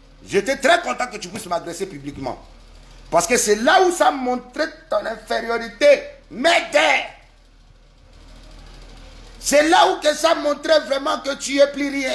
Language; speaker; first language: French; non-native, local second language; Lingala